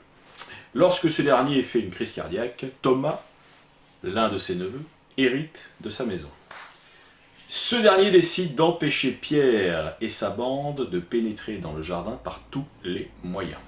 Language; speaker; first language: French; native; French